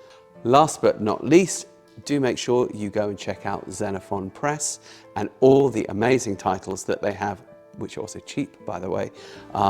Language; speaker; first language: English; native; English